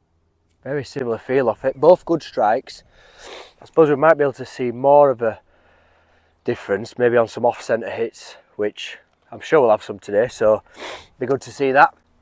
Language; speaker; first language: English; native; English